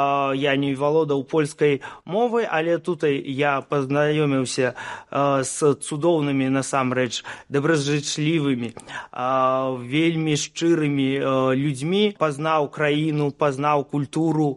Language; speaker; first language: Belarusian; non-native, local second language; Russian